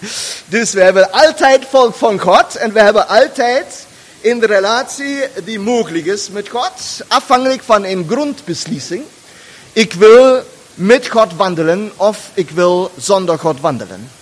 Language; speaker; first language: German; non-native, learner; Dutch